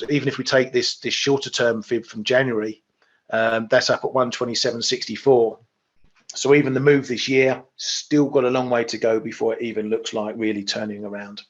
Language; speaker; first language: English; native; English